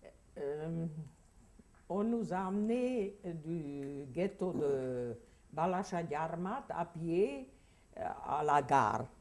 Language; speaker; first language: French; non-native, fluent; Hungarian